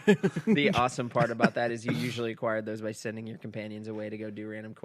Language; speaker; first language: English; native; English